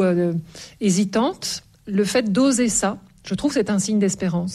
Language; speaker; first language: French; native; French